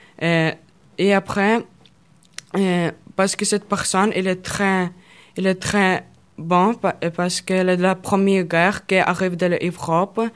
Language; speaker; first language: French; non-native, learner; Russian